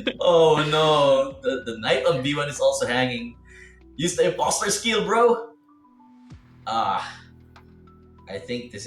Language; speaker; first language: English; non-native, local second language; Filipino